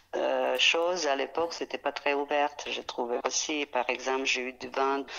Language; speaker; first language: French; non-native, fluent; Serbian